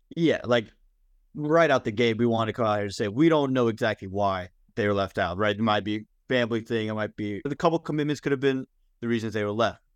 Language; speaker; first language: English; native; English